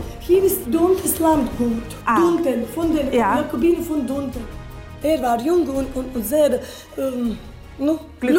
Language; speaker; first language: German; non-native, learner; Latvian